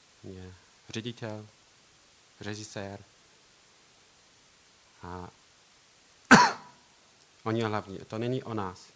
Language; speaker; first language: Czech; non-native, learner; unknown